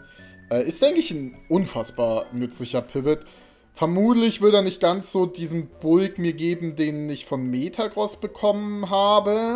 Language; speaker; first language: German; native; German